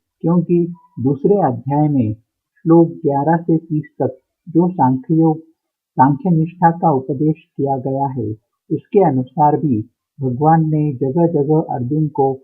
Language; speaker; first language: Hindi; non-native, local second language; Marathi